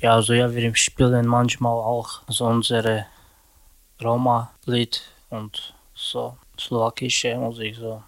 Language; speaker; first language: German; non-native, learner; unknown